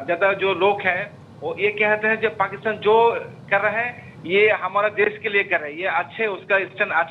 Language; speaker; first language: Hindi; non-native, fluent; Bangla